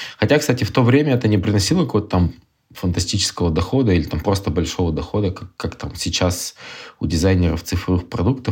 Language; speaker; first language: Russian; native; Russian